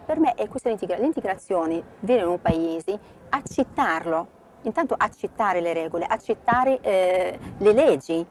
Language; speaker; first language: Italian; non-native, fluent; Arabic